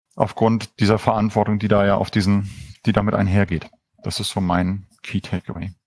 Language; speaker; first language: German; native; German